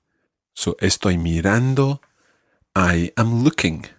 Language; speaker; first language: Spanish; non-native, fluent; English